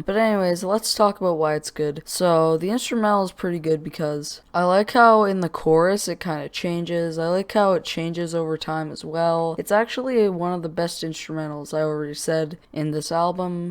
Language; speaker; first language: English; native; English